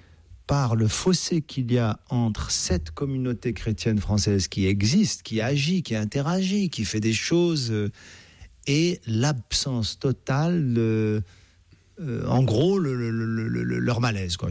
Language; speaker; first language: French; native; French